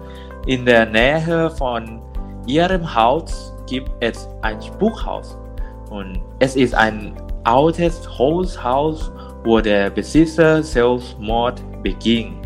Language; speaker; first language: German; non-native, learner; Thai